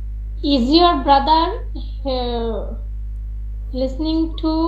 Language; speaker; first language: English; non-native, learner; Bangla